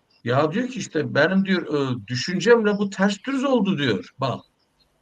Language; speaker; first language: Turkish; native; Turkish